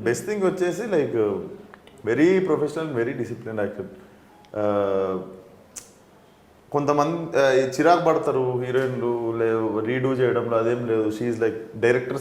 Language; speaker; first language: Telugu; native; Telugu